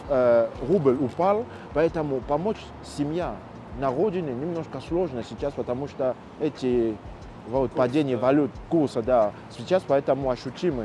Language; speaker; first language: Russian; non-native, fluent; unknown